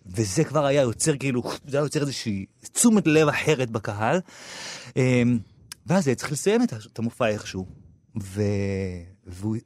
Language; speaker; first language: Hebrew; native; Hebrew